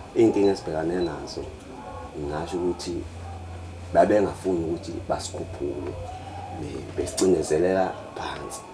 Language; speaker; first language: Zulu; native; Zulu